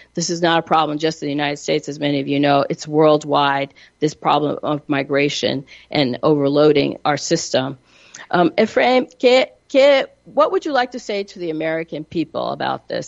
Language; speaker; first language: English; native; English